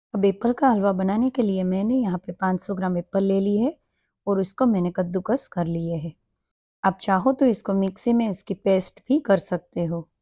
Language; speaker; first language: Hindi; non-native, local second language; Gujarati